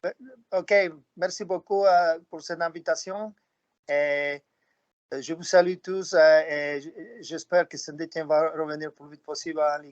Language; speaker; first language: French; non-native, fluent; Slovak